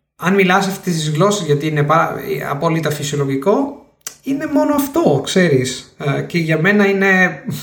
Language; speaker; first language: Greek; non-native, fluent; Italian